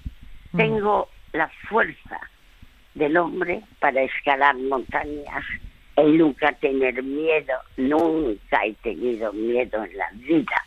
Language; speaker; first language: Spanish; early bilingual, other home language; French